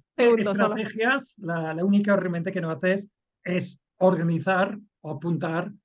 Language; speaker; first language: Spanish; non-native, fluent; English